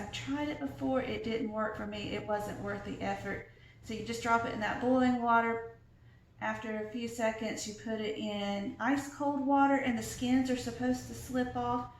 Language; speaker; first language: English; native; English